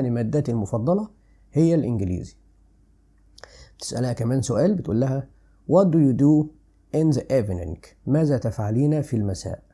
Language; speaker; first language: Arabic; native; Arabic